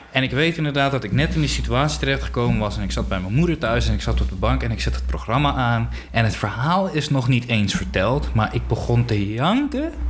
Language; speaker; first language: Dutch; early bilingual, other home language; Papiamento